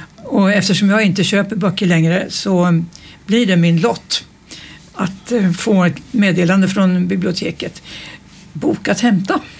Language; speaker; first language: Swedish; native; Swedish